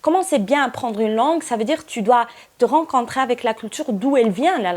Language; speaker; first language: French; non-native, local second language; Arabic